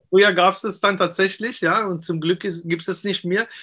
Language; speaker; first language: German; non-native, fluent; Persian